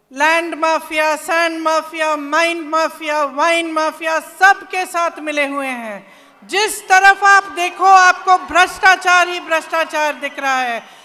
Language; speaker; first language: Hindi; native; Hindi